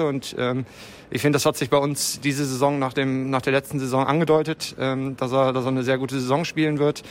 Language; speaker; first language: German; native; German